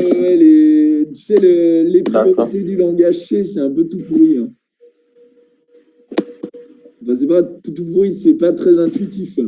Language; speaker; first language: French; native; French